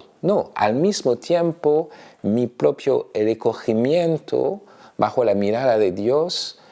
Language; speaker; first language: Spanish; non-native, fluent; French